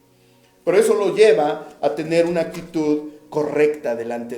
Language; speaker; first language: Spanish; native; Spanish